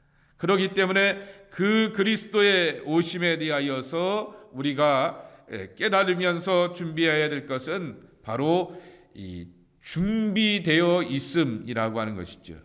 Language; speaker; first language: Korean; native; Korean